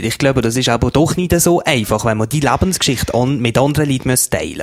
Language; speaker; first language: German; native; German